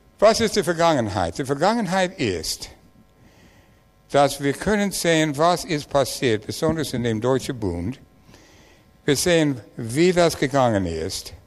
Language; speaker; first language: German; non-native, learner; English